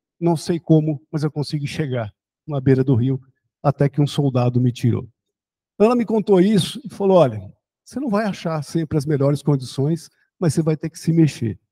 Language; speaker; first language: Portuguese; early bilingual, other home language; German